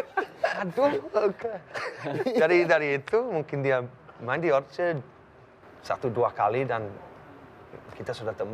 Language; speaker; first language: Indonesian; non-native, learner; English